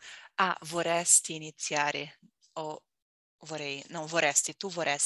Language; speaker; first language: Italian; non-native, learner; Portuguese